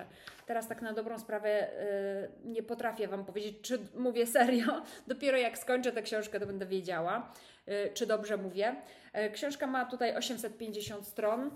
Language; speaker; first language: Polish; native; Polish